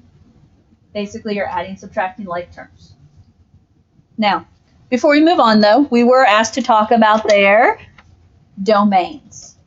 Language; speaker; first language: English; native; English